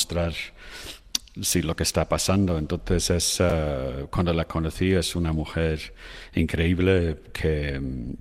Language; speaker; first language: Spanish; non-native, fluent; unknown